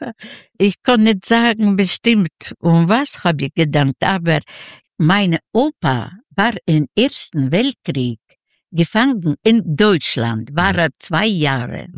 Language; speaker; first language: German; non-native, learner; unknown